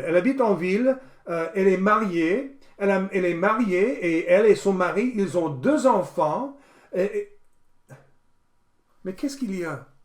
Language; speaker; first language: French; non-native, fluent; English